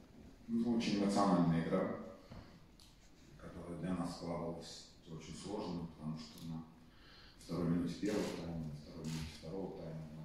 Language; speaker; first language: Russian; native; Russian